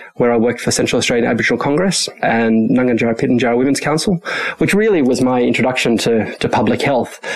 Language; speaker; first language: English; early bilingual, other home language; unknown